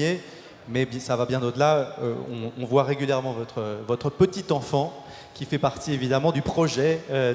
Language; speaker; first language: French; native; French